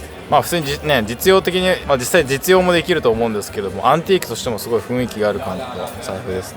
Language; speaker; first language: Japanese; native; Japanese